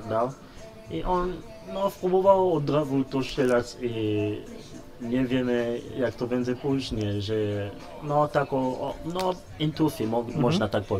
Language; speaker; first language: Polish; non-native, learner; Lingala